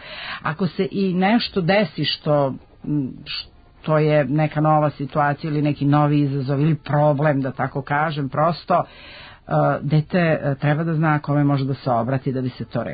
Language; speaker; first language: Serbian; native; Serbian